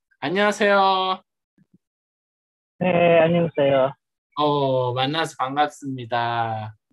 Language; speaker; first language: Korean; non-native, learner; Filipino